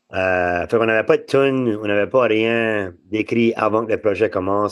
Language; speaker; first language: French; native; French